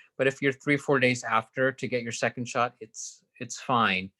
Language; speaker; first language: English; native; English